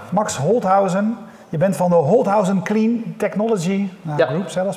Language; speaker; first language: Dutch; native; Dutch